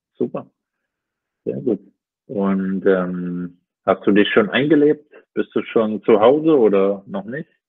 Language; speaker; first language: German; native; German